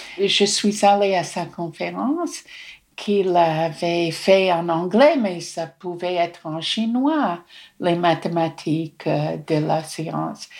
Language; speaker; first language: French; non-native, fluent; English